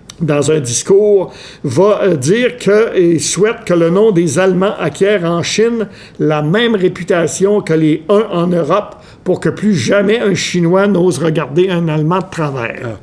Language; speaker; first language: French; native; French